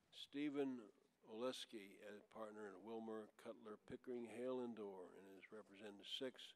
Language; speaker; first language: English; native; English